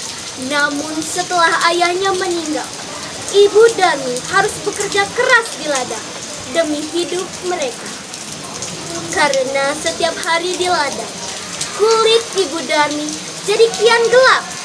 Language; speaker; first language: Indonesian; non-native, local second language; Balinese